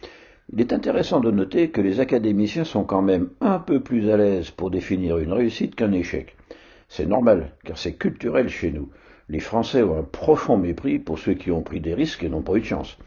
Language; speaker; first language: French; native; French